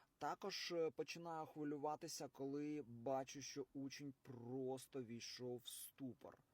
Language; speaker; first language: Ukrainian; non-native, local second language; Russian